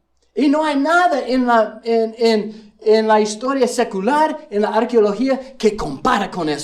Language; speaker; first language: Spanish; non-native, fluent; English